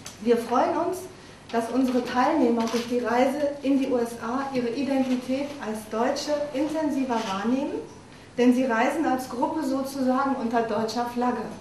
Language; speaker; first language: German; native; German